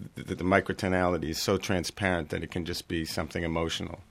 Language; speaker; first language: English; native; English